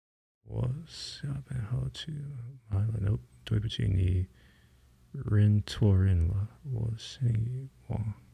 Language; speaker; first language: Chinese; non-native, learner; English